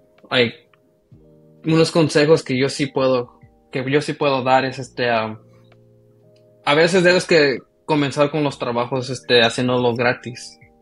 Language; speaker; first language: Spanish; early bilingual, heritage; Spanish